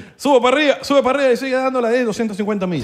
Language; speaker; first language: Spanish; native; Spanish